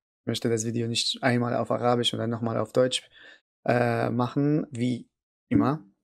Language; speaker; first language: German; non-native, learner; Arabic